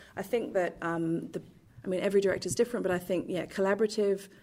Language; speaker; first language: English; native; English